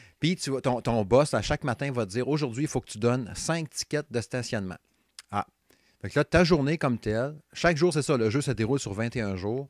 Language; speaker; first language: French; native; French